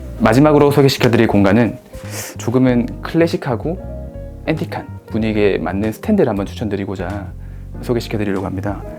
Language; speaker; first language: Korean; native; Korean